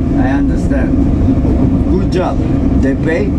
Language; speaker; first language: English; non-native, learner; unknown